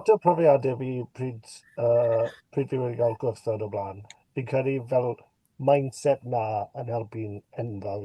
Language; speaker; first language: Welsh; native; Welsh